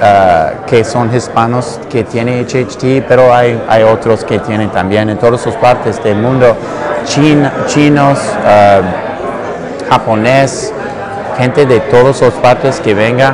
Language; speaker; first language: Spanish; non-native, learner; English